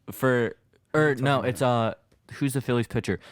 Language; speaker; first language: English; native; English